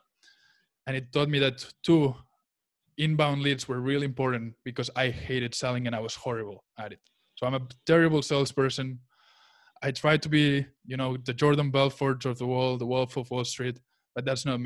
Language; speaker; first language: English; non-native, fluent; Spanish